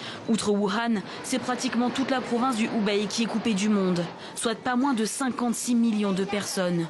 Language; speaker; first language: French; native; French